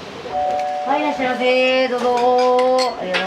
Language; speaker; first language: Japanese; native; Japanese